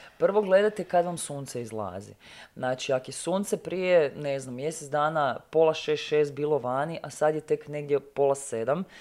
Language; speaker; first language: Croatian; native; Croatian